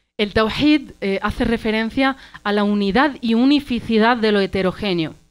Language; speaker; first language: Spanish; early bilingual, other home language; Arabic